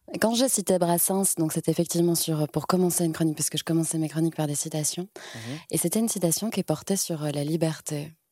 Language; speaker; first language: French; native; French